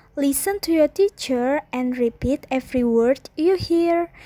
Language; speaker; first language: English; non-native, fluent; Indonesian